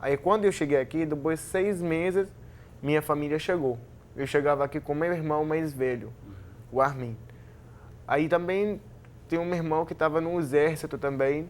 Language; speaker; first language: Portuguese; non-native, learner; Arabic